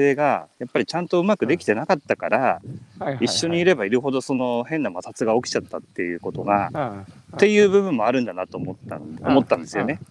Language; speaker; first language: Japanese; native; Japanese